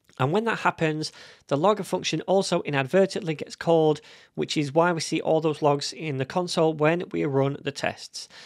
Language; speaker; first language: English; native; English